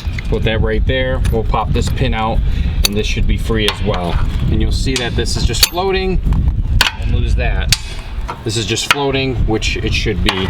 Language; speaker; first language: English; native; English